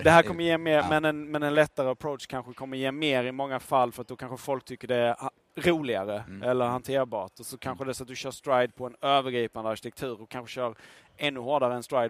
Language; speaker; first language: Swedish; native; Swedish